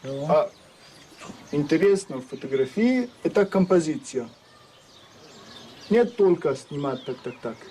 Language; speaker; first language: Russian; non-native, learner; French